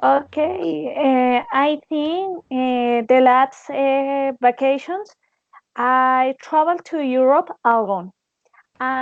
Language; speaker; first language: English; non-native, learner; Spanish